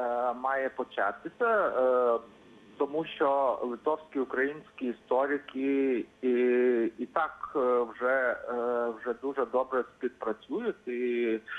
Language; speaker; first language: Ukrainian; non-native, fluent; Lithuanian